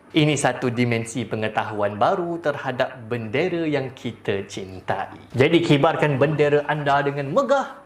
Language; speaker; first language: Malay; native; Malay